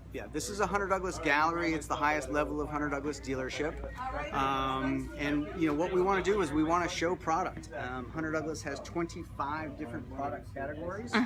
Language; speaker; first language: English; native; English